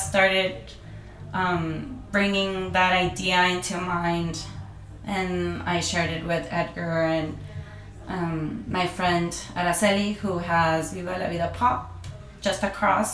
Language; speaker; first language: English; non-native, fluent; Spanish